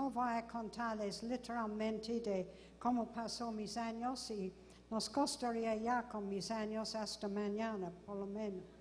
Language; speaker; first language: Spanish; non-native, fluent; English